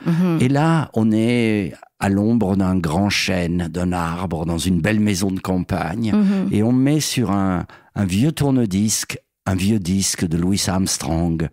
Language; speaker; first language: French; native; French